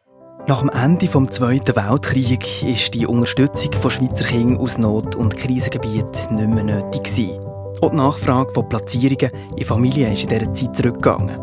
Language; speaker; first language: German; native; German